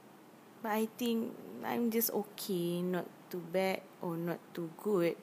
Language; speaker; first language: English; non-native, learner; Malay